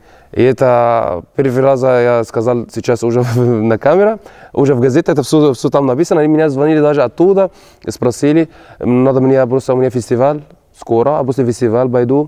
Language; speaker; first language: Russian; non-native, learner; Arabic